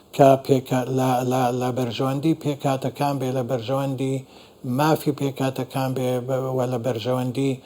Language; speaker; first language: Central Kurdish; non-native, local second language; Assyrian Neo-Aramaic